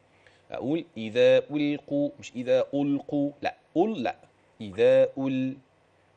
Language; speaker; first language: Arabic; native; Arabic